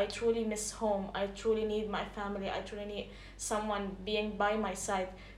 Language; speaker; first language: English; non-native, fluent; Arabic